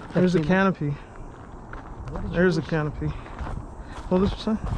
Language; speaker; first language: English; native; English